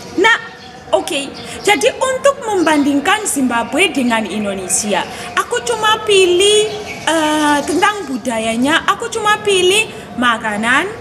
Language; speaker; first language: Indonesian; non-native, fluent; Shona